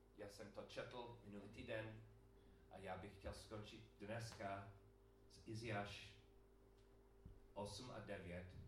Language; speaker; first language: Czech; non-native, learner; English